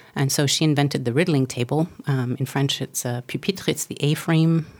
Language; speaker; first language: English; native; English